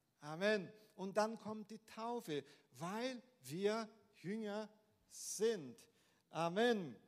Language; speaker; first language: German; non-native, fluent; Portuguese